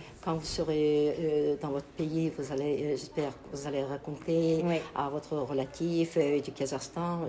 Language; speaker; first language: French; non-native, fluent; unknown